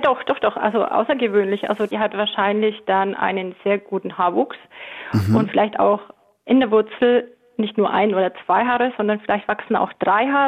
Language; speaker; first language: German; native; German